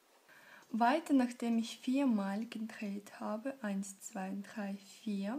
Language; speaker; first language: German; non-native, fluent; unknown